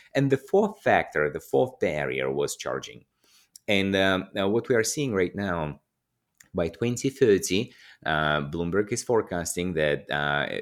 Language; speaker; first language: English; non-native, fluent; Russian